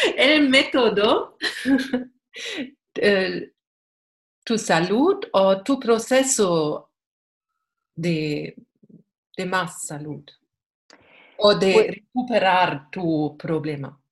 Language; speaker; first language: Spanish; non-native, learner; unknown